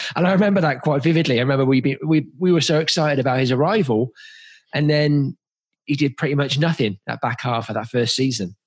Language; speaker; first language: English; native; English